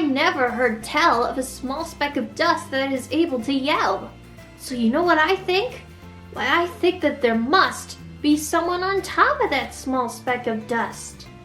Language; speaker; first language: English; native; English